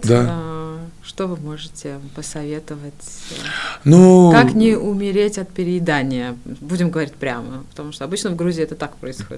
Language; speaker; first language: Russian; non-native, fluent; Georgian